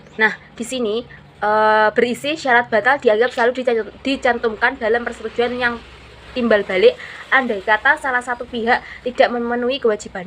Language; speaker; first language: Indonesian; native; Indonesian